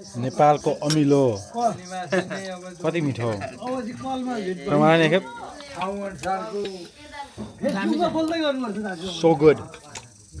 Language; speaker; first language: Nepali; non-native, learner; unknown